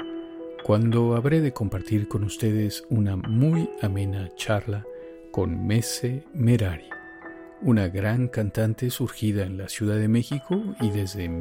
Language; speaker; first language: Spanish; native; Spanish